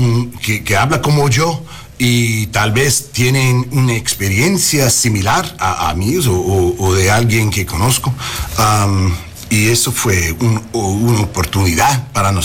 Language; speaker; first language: Spanish; early bilingual, heritage; Spanish